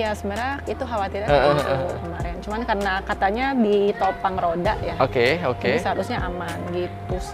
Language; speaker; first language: Indonesian; native; Indonesian